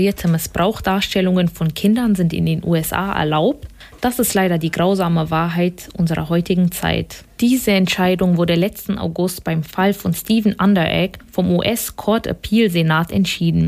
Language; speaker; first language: German; native; German